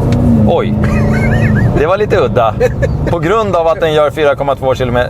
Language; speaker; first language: Swedish; native; Swedish